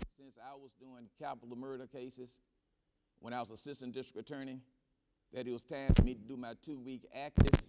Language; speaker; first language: English; native; English